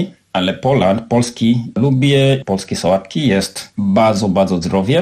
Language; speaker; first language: Polish; non-native, learner; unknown